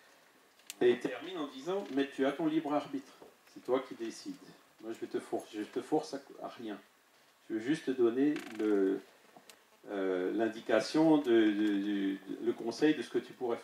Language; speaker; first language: French; native; French